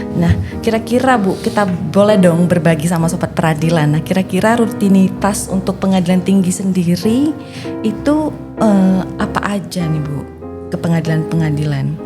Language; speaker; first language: Indonesian; native; Indonesian